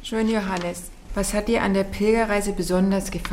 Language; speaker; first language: German; native; German